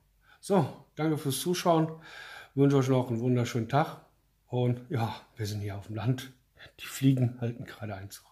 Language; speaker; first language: German; native; German